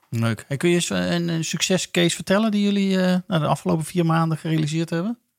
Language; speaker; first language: Dutch; native; Dutch